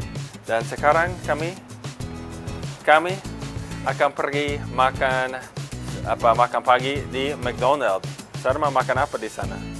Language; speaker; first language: Indonesian; non-native, fluent; English